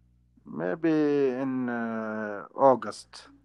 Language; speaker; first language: English; non-native, learner; Arabic